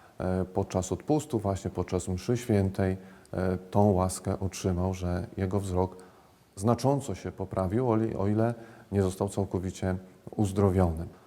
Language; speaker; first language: Polish; native; Polish